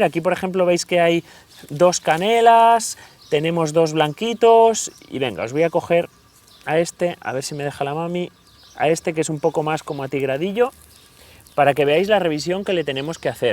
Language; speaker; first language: Spanish; native; Spanish